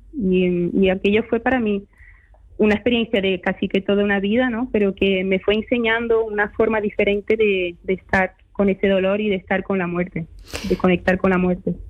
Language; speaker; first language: Spanish; early bilingual, other home language; Portuguese